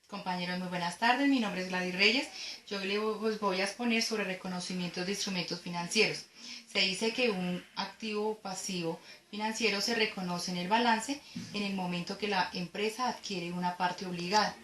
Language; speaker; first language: Spanish; native; Spanish